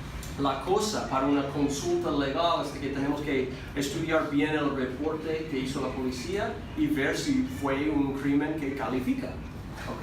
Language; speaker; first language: Spanish; non-native, fluent; English